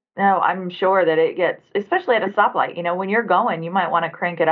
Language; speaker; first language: English; native; English